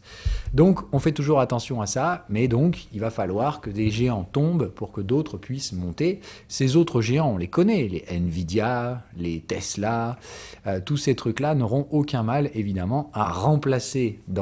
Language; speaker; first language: French; native; French